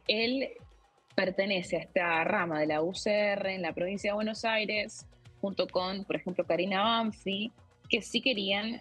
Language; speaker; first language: Spanish; native; Spanish